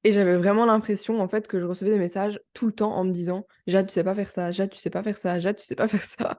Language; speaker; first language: French; native; French